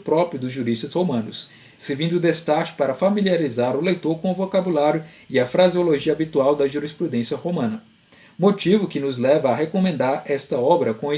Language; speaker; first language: Portuguese; native; Portuguese